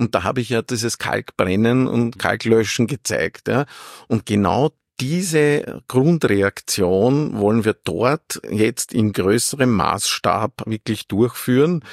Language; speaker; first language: German; native; German